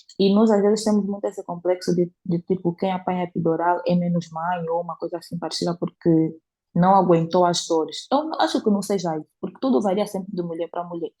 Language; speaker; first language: Portuguese; native; Portuguese